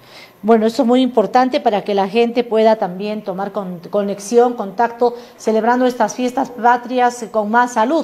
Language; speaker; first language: Spanish; native; Spanish